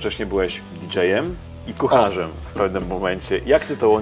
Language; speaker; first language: Polish; native; Polish